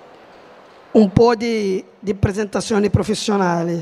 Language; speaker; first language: Italian; non-native, fluent; Portuguese